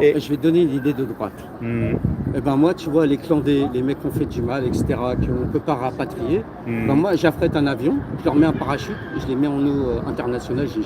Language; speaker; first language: French; native; French